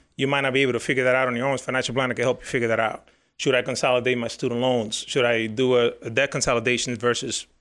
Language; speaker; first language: English; early bilingual, other home language; Spanish